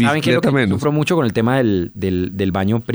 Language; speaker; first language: Spanish; native; Spanish